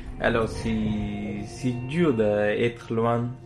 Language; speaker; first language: French; non-native, learner; Persian